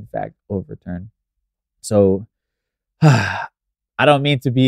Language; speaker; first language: English; native; English